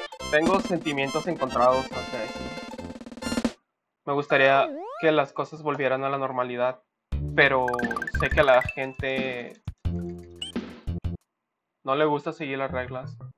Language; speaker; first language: Spanish; native; Spanish